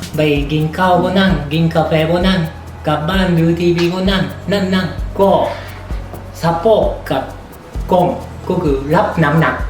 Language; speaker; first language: Thai; non-native, fluent; Japanese